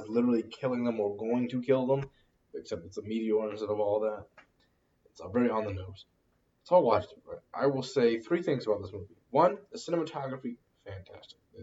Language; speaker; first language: English; native; English